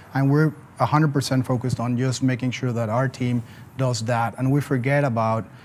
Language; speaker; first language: English; non-native, fluent; Spanish